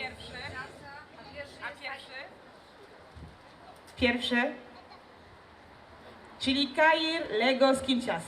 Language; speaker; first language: Polish; non-native, fluent; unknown